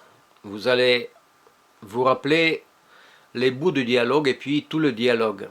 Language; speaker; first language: French; non-native, fluent; Russian